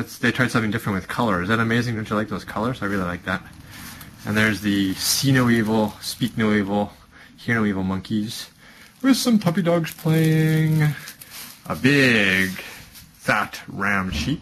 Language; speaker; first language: English; native; English